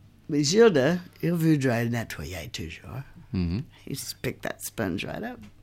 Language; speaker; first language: English; native; English